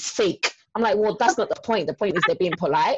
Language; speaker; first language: English; non-native, local second language; Yoruba